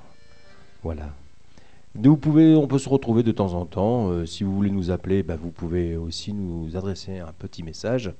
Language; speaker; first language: French; native; French